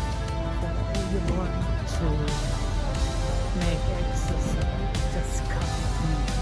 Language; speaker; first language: English; non-native, learner; Khmer